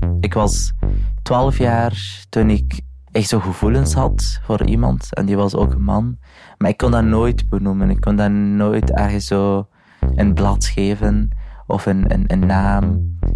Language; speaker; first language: Dutch; non-native, fluent; Arabic